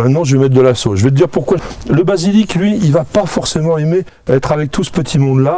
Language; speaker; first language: French; native; French